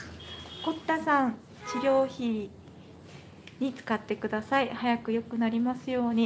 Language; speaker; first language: Japanese; native; Japanese